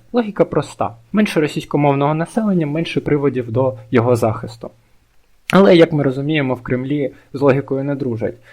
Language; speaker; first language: Ukrainian; non-native, local second language; Russian